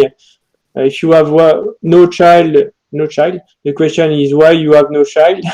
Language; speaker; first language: English; non-native, learner; French